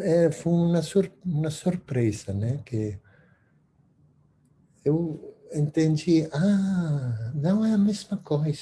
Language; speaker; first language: Portuguese; non-native, fluent; Spanish